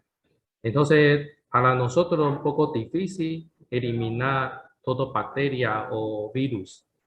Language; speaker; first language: Spanish; non-native, learner; Chinese